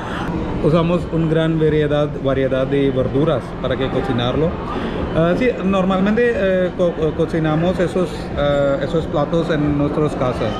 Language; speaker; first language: Spanish; non-native, learner; Malayalam